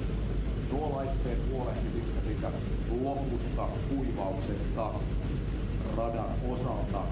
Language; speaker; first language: Finnish; native; Finnish